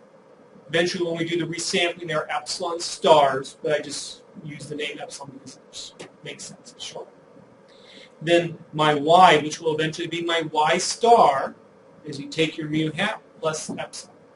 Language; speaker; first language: English; native; English